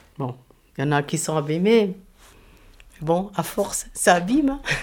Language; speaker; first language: French; non-native, local second language; Arabic